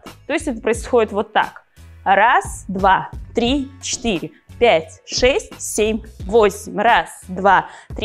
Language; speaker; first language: Russian; native; Russian